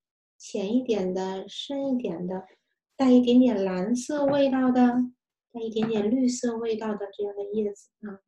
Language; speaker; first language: Chinese; native; Chinese